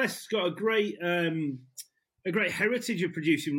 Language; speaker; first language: English; native; English